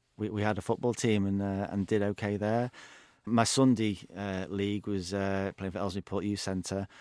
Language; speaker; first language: English; native; English